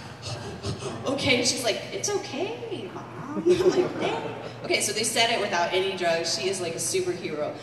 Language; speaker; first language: English; native; English